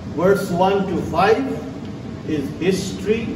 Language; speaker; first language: English; non-native, local second language; Nepali